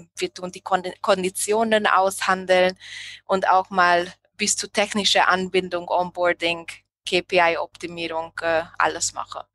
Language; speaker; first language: German; non-native, fluent; Hungarian